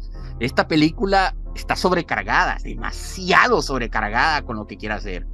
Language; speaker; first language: Spanish; native; Spanish